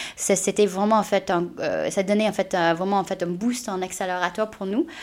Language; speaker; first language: French; non-native, fluent; English